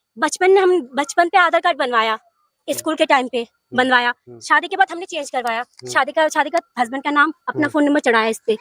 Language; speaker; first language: Hindi; non-native, local second language; Bangla